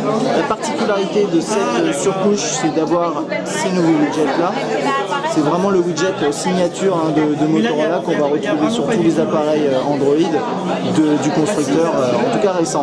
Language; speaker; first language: French; native; French